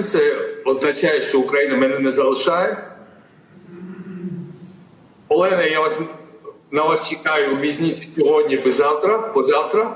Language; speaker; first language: Ukrainian; non-native, fluent; Georgian